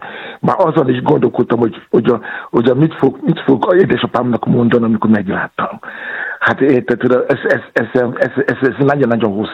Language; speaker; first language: Hungarian; non-native, fluent; Yoruba